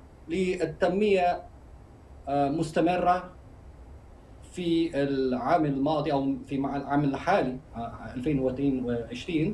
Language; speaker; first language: Arabic; non-native, fluent; Chinese